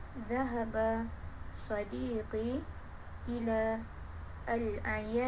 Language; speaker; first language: Arabic; non-native, learner; Malay